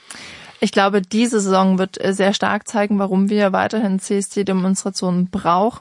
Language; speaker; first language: German; native; German